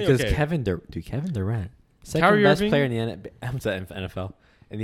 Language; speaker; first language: English; native; English